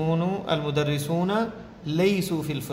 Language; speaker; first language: Arabic; non-native, fluent; Urdu